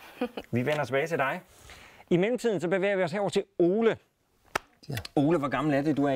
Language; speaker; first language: Danish; native; Danish